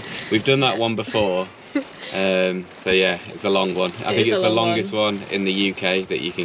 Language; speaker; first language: English; native; English